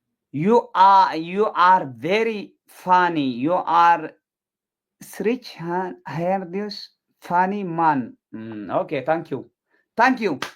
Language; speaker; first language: English; non-native, learner; Tigrinya